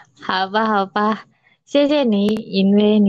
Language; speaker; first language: Chinese; non-native, learner; Indonesian